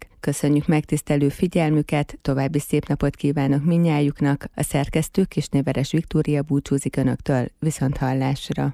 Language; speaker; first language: Hungarian; native; Hungarian